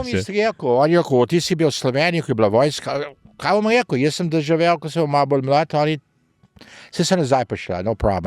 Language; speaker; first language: Slovenian; early bilingual, heritage; Slovenian